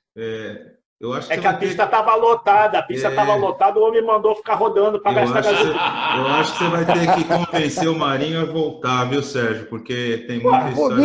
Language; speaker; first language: Portuguese; native; Portuguese